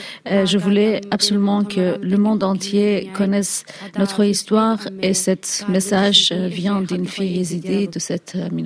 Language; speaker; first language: French; non-native, fluent; Kurdish